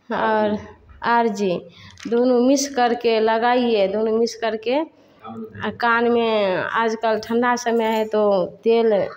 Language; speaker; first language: Hindi; native; Hindi